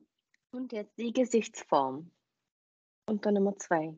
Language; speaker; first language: German; non-native, fluent; Czech